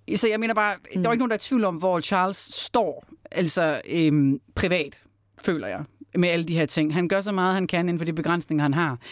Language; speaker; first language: Danish; native; Danish